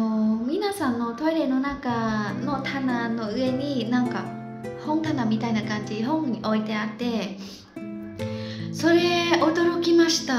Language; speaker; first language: Japanese; non-native, fluent; Khmer